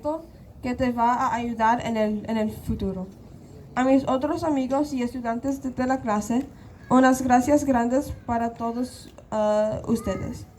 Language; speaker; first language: Spanish; non-native, local second language; English